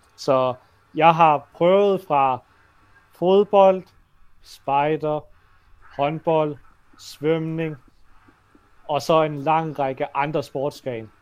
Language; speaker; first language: Danish; native; Danish